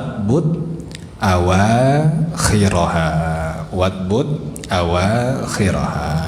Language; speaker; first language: Arabic; non-native, fluent; Indonesian